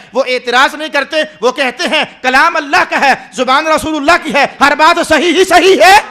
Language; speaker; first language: Urdu; non-native, local second language; Punjabi